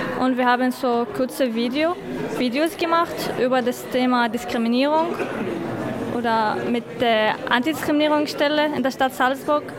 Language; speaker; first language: German; non-native, fluent; Arabic